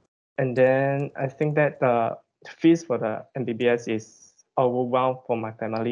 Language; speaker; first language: English; non-native, local second language; Chinese